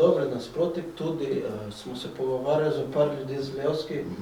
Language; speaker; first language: Slovenian; non-native, fluent; Portuguese